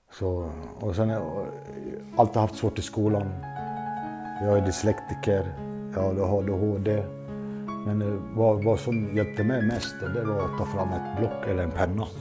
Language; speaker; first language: Swedish; early bilingual, other home language; Portuguese